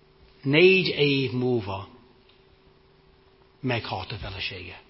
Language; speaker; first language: Hungarian; non-native, fluent; English